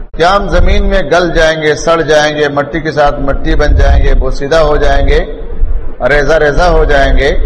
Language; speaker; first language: Urdu; non-native, local second language; Pashto